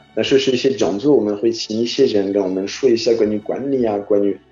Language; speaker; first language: Chinese; non-native, fluent; French